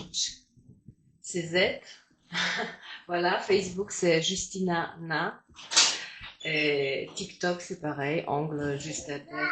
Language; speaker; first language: French; non-native, fluent; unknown